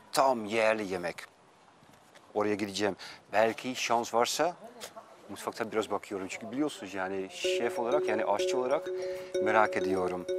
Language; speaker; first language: Turkish; non-native, fluent; Dutch